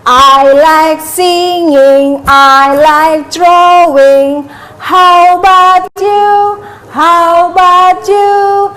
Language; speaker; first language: English; non-native, learner; Indonesian